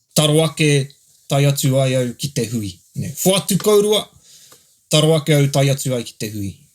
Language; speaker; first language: Māori; native; Māori